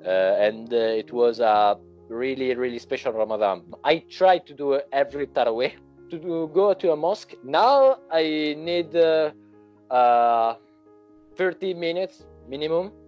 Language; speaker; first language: English; non-native, learner; Italian